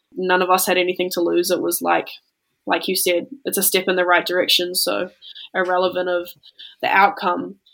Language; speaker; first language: English; native; English